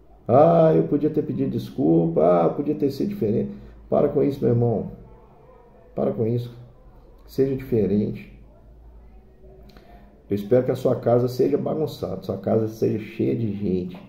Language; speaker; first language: Portuguese; native; Portuguese